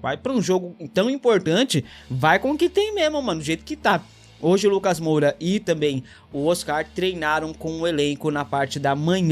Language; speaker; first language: Portuguese; native; Portuguese